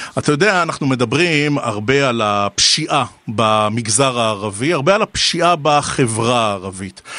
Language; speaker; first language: Hebrew; native; Hebrew